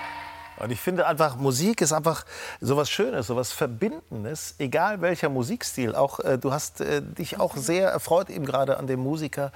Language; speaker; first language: German; native; German